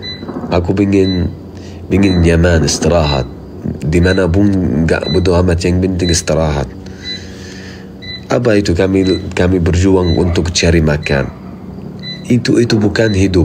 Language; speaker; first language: Indonesian; non-native, fluent; Arabic